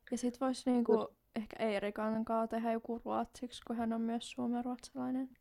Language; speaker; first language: Finnish; non-native, local second language; Swedish